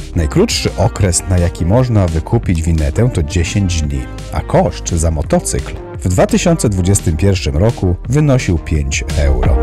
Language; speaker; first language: Polish; native; Polish